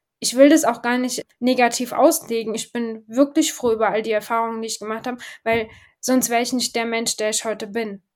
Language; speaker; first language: German; early bilingual, other home language; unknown